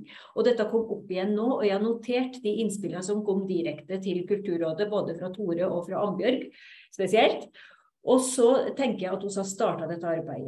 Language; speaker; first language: Norwegian; native; Norwegian